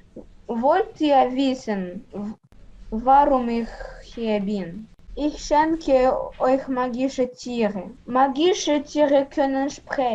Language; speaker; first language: German; non-native, learner; Russian